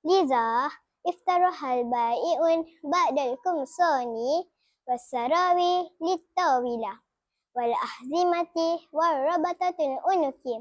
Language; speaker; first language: Arabic; non-native, learner; Malay